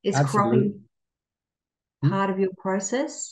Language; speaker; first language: English; native; English